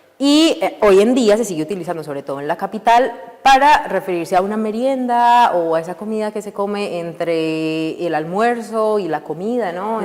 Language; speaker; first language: Spanish; native; Spanish